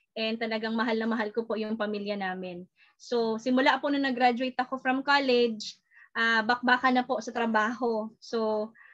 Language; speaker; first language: Filipino; non-native, local second language; Bikol